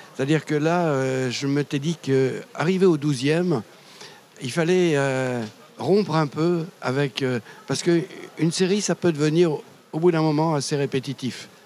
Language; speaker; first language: French; native; French